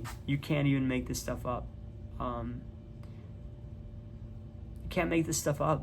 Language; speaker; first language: English; native; English